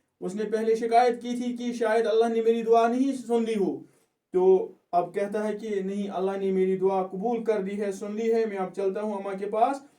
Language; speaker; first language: Urdu; non-native, local second language; Kashmiri